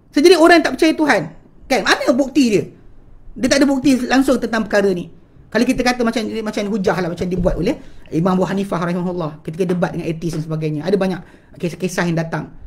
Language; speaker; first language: Malay; native; Malay